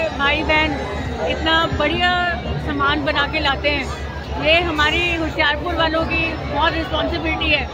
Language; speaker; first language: Hindi; non-native, local second language; Punjabi